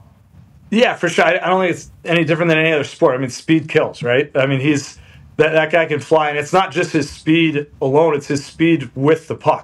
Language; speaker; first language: English; native; English